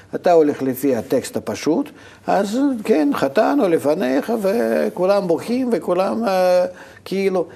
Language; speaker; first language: Hebrew; non-native, fluent; Russian